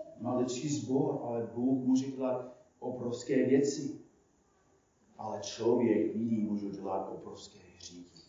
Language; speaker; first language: Czech; non-native, fluent; English